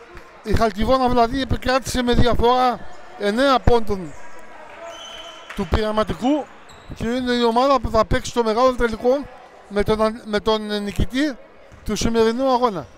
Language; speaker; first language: Greek; native; Greek